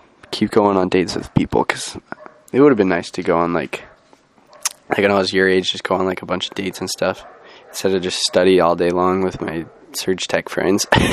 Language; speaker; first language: English; native; English